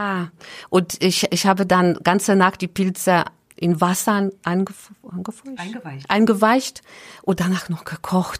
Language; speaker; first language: German; non-native, learner; Polish